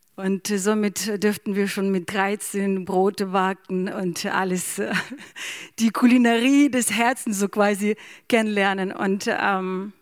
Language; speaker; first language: German; non-native, fluent; Ukrainian